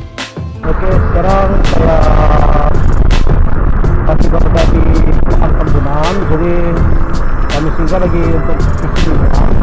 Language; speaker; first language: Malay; non-native, local second language; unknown